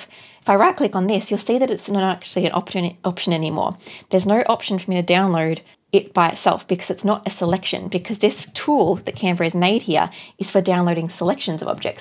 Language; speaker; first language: English; native; English